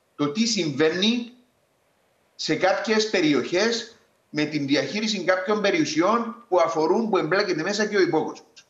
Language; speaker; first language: Greek; native; Greek